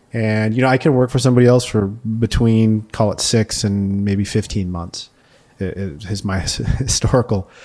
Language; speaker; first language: English; native; English